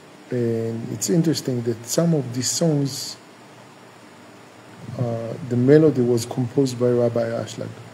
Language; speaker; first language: English; non-native, fluent; Hebrew